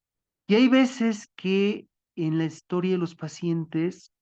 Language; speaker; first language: Spanish; native; Spanish